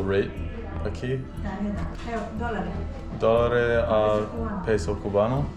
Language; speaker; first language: Spanish; non-native, learner; English